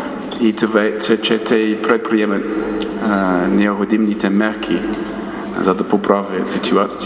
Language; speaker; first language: Bulgarian; non-native, fluent; English